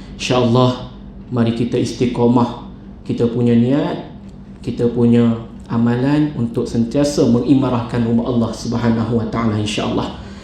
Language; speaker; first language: Malay; native; Malay